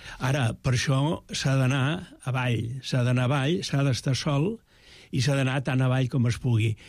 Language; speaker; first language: Catalan; native; Catalan